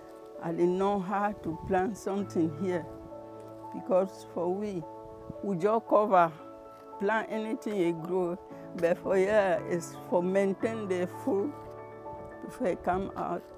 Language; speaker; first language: English; non-native, learner; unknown